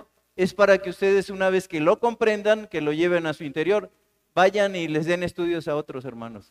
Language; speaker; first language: Spanish; native; Spanish